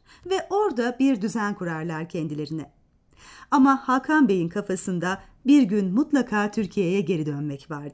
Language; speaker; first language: Turkish; native; Turkish